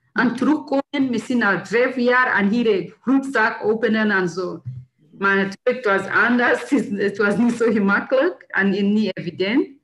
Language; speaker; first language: Dutch; non-native, learner; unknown